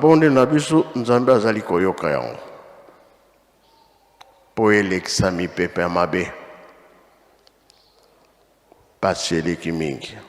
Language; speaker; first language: Lingala; non-native, local second language; Kongo